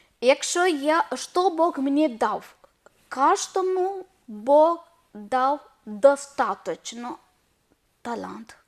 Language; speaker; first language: Ukrainian; non-native, learner; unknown